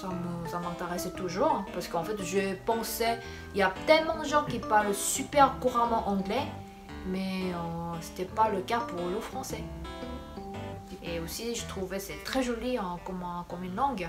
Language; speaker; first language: French; non-native, fluent; Korean